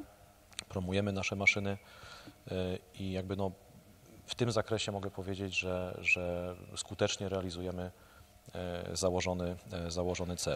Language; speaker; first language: Polish; native; Polish